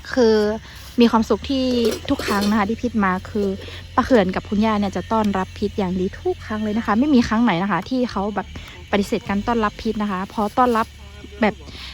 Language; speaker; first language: Thai; non-native, local second language; Western Kayah